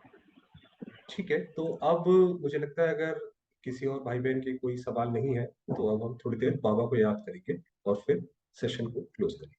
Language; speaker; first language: Hindi; native; Hindi